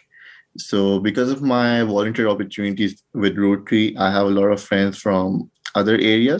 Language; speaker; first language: English; non-native, local second language; Urdu